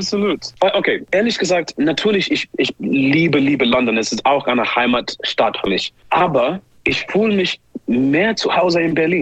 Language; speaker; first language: German; non-native, fluent; English